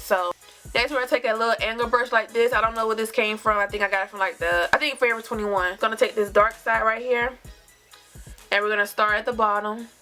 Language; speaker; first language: English; native; English